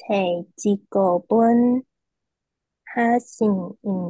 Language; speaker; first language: Korean; non-native, learner; Chinese